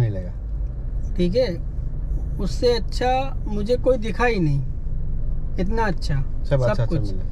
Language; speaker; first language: Hindi; native; Hindi